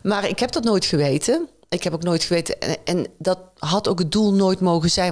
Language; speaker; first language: Dutch; native; Dutch